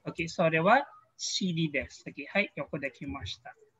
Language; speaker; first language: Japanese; non-native, fluent; Filipino